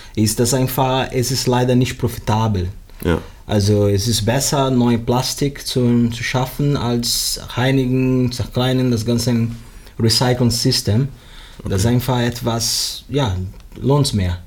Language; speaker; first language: German; non-native, learner; Portuguese